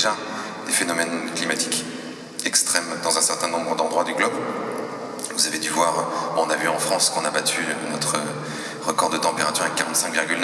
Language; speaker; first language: French; native; French